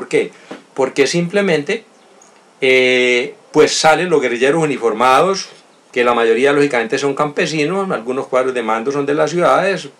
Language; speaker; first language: Spanish; native; Spanish